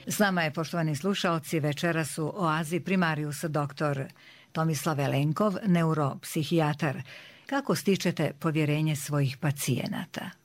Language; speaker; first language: Serbian; native; Serbian